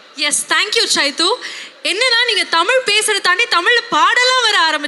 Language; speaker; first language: Tamil; native; Tamil